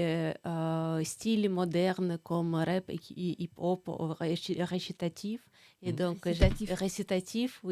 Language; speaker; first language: French; non-native, fluent; Russian